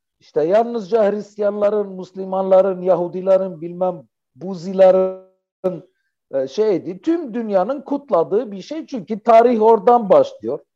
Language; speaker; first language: Turkish; non-native, fluent; Arabic